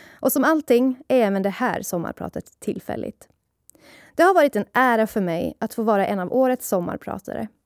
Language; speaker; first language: Swedish; early bilingual, other home language; Persian